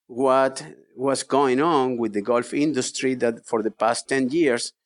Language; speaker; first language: English; non-native, fluent; Spanish